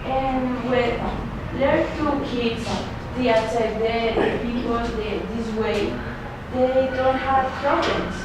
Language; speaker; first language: English; non-native, learner; Spanish